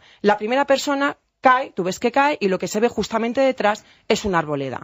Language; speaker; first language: Spanish; native; Spanish